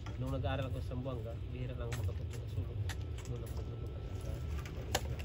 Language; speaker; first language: Filipino; non-native, local second language; Tausug